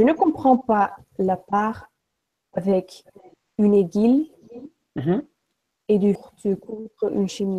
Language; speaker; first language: French; non-native, learner; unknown